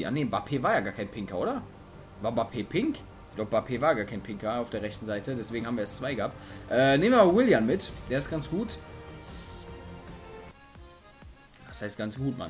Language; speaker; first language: German; native; German